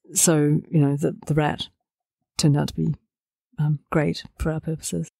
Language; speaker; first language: English; native; English